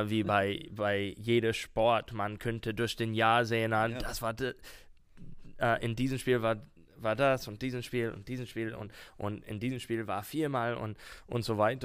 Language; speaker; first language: German; non-native, learner; English